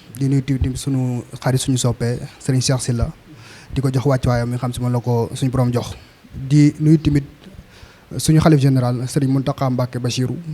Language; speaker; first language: Wolof; native; Wolof